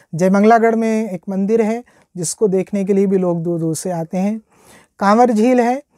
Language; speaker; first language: Hindi; native; Hindi